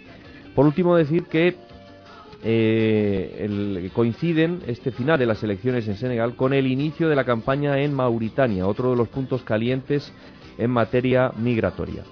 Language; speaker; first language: Spanish; native; Spanish